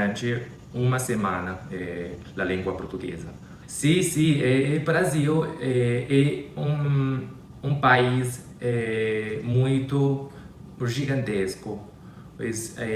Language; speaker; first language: Portuguese; non-native, learner; Chinese